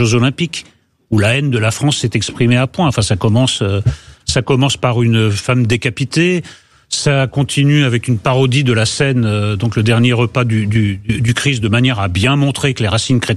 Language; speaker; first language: French; native; French